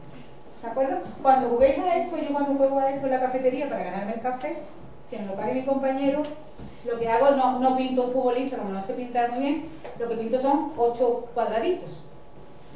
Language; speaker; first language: Spanish; native; Spanish